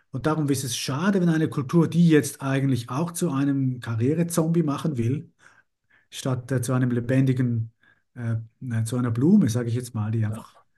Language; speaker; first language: German; early bilingual, other home language; Spanish